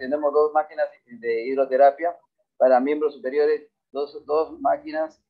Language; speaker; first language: Spanish; native; Spanish